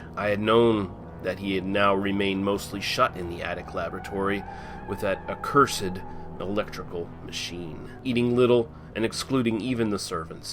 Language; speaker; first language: English; native; English